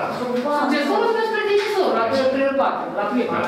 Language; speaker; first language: Romanian; native; Romanian